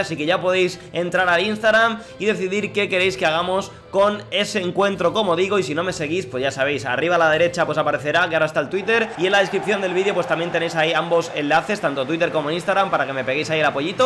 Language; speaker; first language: Spanish; native; Spanish